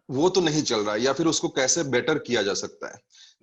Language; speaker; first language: Hindi; non-native, local second language; Bangla